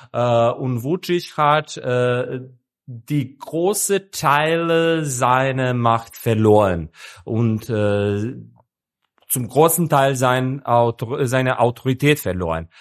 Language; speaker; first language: German; non-native, fluent; Serbian